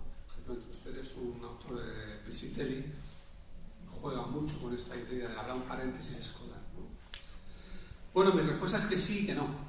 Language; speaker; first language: Spanish; native; Spanish